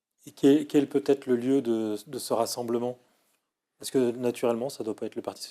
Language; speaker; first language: French; native; French